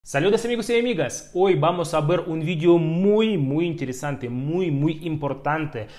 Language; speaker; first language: Spanish; non-native, fluent; Russian